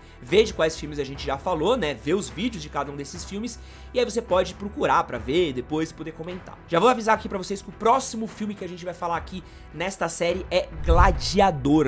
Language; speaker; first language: Portuguese; native; Portuguese